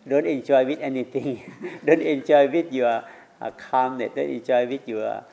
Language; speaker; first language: English; non-native, learner; Thai